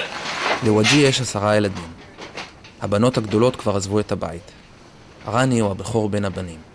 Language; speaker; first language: Hebrew; native; Hebrew